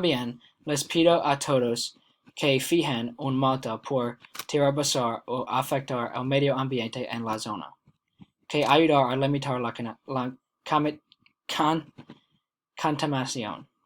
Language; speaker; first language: Spanish; non-native, learner; English